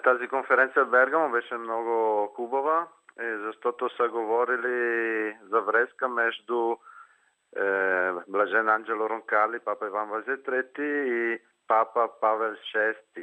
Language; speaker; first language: Bulgarian; non-native, fluent; Italian